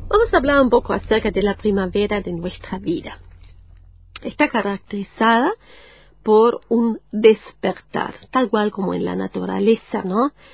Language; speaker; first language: Spanish; non-native, fluent; German